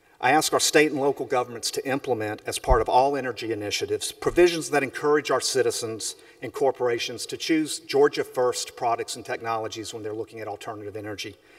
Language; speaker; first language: English; native; English